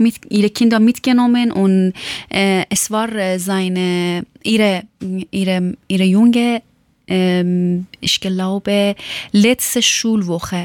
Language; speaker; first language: German; non-native, learner; Persian